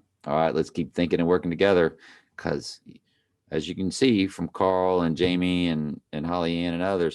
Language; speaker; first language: English; native; English